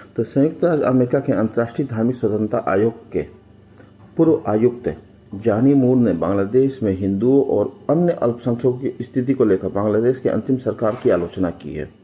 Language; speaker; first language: Hindi; native; Hindi